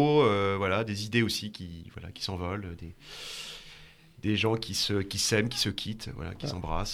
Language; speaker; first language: French; native; French